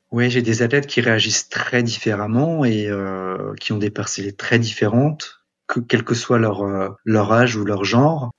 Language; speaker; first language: French; native; French